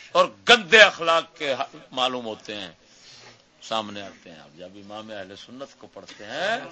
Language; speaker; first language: Urdu; non-native, local second language; Punjabi